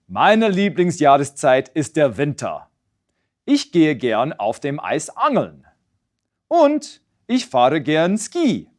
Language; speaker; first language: German; non-native, fluent; English